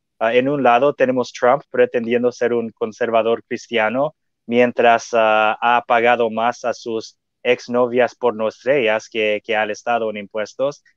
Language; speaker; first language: Spanish; non-native, fluent; English